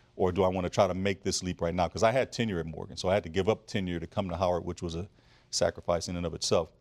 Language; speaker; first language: English; native; English